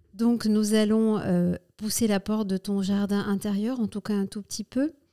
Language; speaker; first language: French; native; French